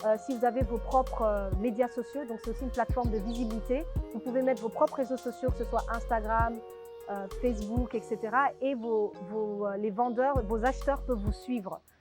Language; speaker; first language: French; native; French